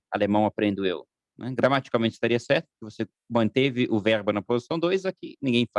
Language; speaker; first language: Portuguese; non-native, fluent; German